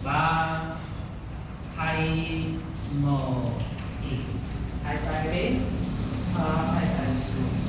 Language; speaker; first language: Vietnamese; non-native, fluent; Hindi